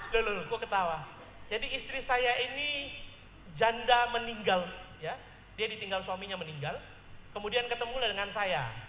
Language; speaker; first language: Indonesian; native; Indonesian